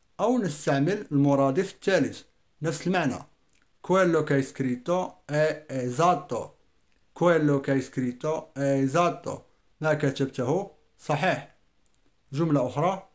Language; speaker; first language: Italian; non-native, fluent; Arabic